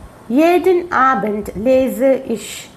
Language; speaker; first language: German; non-native, fluent; Malayalam